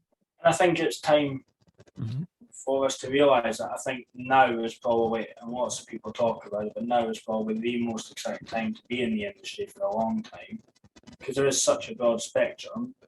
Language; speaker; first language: English; native; English